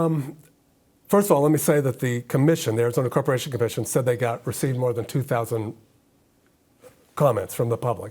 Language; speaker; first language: English; native; English